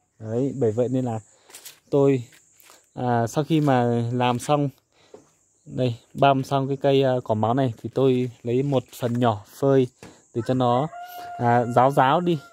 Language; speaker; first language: Vietnamese; non-native, local second language; Iu Mien